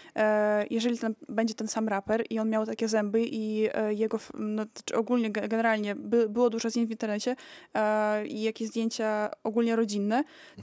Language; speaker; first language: Polish; early bilingual, heritage; Polish